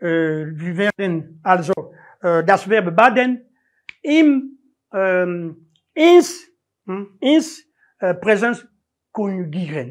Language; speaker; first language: German; non-native, learner; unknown